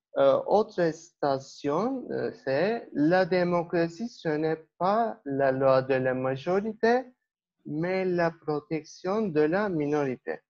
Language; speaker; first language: French; non-native, learner; Turkish